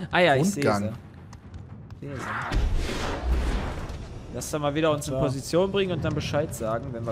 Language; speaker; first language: German; native; German